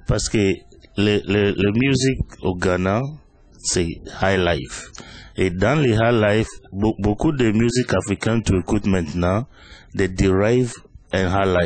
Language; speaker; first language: French; non-native, learner; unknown